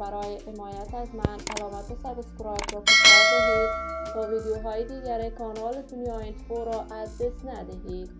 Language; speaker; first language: Persian; native; Persian